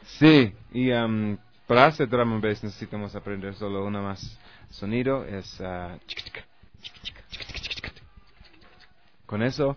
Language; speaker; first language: Spanish; non-native, learner; English